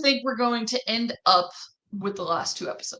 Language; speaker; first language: English; native; English